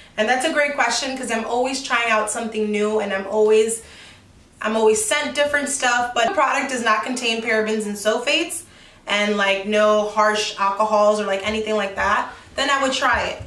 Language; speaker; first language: English; early bilingual, other home language; Spanish